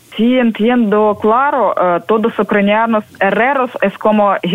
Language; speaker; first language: Spanish; non-native, learner; Ukrainian